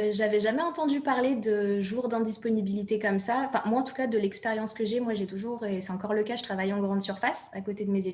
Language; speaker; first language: French; native; French